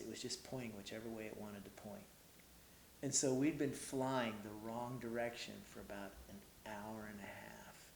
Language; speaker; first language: English; native; English